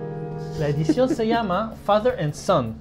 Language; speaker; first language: Spanish; early bilingual, heritage; Spanish